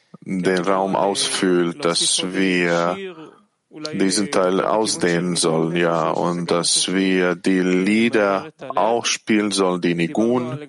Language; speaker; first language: German; non-native, fluent; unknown